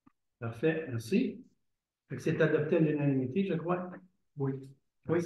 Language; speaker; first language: French; native; French